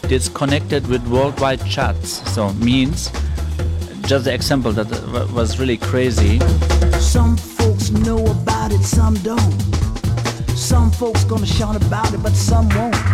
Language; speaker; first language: English; non-native, fluent; Turkish